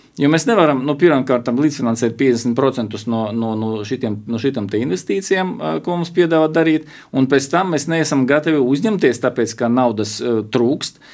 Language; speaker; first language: Latvian; non-native, local second language; Russian